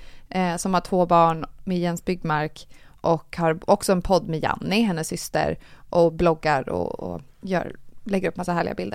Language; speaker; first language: Swedish; native; Swedish